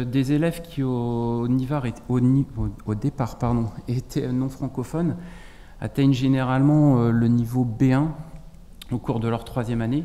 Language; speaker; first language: French; native; French